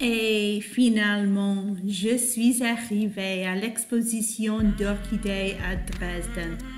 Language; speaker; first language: French; non-native, fluent; English